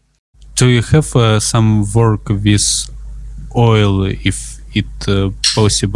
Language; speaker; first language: English; non-native, learner; Russian